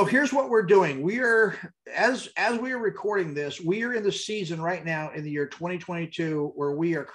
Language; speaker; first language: English; native; English